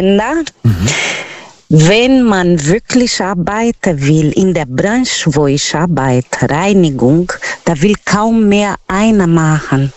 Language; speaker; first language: German; non-native, learner; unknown